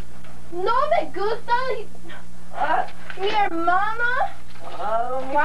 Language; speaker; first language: Spanish; non-native, learner; English